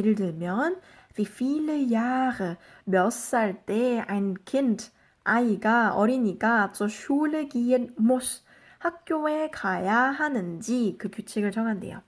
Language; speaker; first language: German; non-native, fluent; Korean